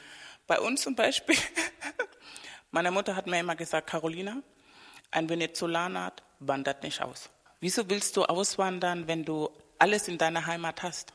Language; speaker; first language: German; non-native, fluent; Spanish